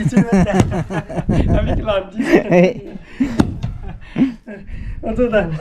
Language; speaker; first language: French; non-native, local second language; Arabic